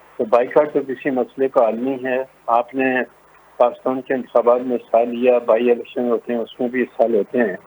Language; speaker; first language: Urdu; non-native, local second language; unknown